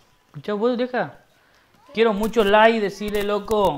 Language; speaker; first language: Spanish; native; Spanish